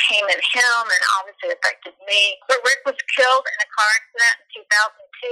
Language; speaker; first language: English; native; English